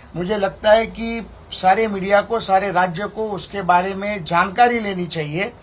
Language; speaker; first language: Hindi; non-native, local second language; Marathi